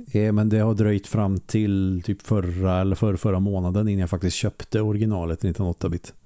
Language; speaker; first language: Swedish; native; Swedish